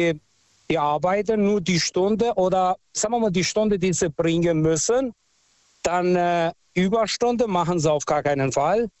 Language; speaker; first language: German; non-native, local second language; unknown